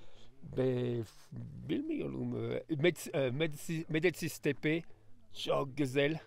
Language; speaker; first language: Turkish; non-native, learner; French